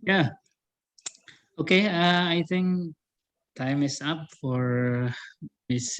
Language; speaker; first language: English; non-native, learner; Indonesian